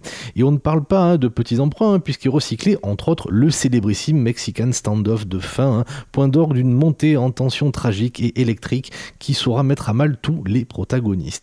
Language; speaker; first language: French; native; French